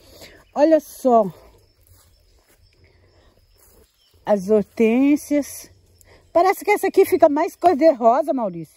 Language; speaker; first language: Portuguese; native; Portuguese